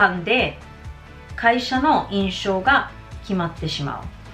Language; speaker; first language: Japanese; non-native, fluent; English